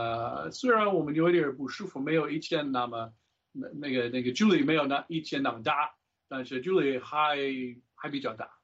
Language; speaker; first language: Chinese; non-native, fluent; English